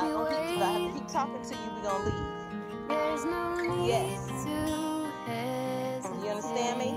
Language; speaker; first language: English; native; English